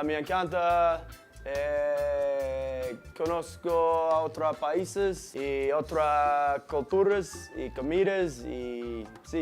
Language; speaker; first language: Spanish; non-native, learner; English